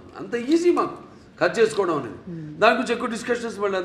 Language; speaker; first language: Telugu; native; Telugu